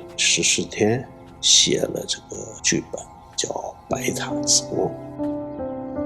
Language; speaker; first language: Chinese; non-native, local second language; Korean